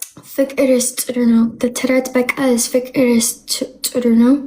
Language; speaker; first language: Amharic; early bilingual, heritage; English